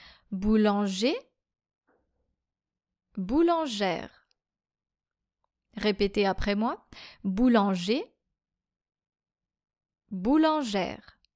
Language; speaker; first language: French; native; French